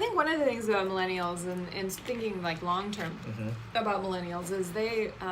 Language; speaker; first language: English; native; English